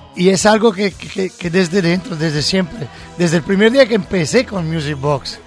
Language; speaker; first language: Spanish; non-native, fluent; Italian